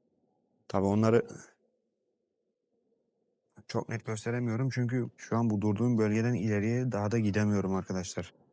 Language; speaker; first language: Turkish; native; Turkish